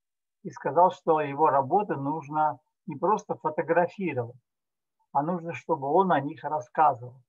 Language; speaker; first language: Russian; native; Russian